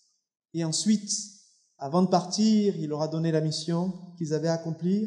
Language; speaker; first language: French; native; French